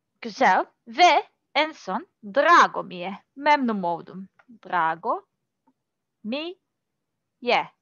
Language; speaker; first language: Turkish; non-native, learner; Serbian